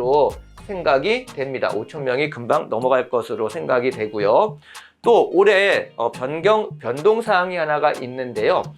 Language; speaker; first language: Korean; native; Korean